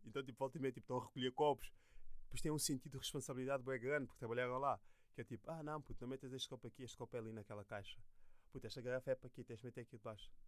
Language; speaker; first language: Portuguese; native; Portuguese